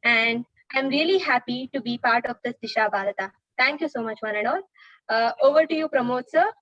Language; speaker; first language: English; non-native, local second language; Kannada